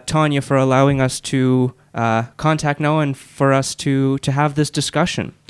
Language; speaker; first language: English; native; English